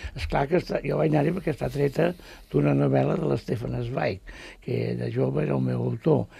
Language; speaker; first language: Catalan; native; Catalan